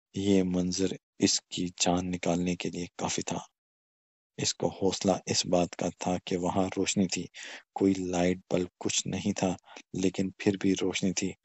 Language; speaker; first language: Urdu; non-native, local second language; Pashto